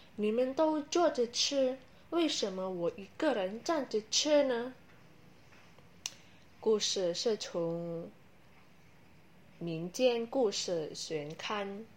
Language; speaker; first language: Chinese; non-native, learner; Indonesian